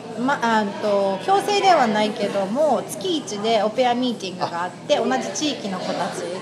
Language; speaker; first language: Japanese; native; Japanese